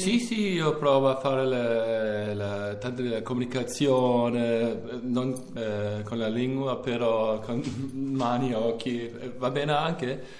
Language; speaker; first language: Italian; non-native, learner; German